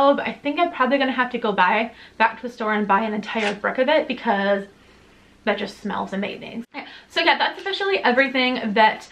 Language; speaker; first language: English; native; English